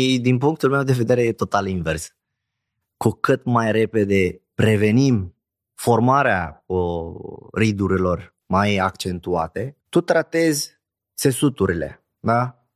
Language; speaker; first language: Romanian; non-native, fluent; Arabic